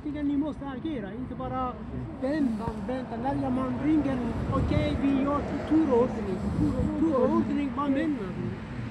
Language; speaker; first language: Swedish; non-native, learner; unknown